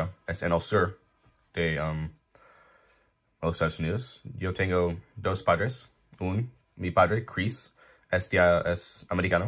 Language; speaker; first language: Spanish; non-native, learner; English